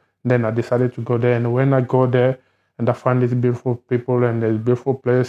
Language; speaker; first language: English; non-native, learner; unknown